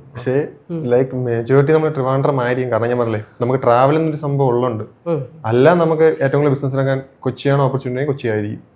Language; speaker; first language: Malayalam; native; Malayalam